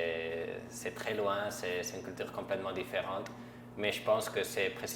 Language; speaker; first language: French; non-native, fluent; Catalan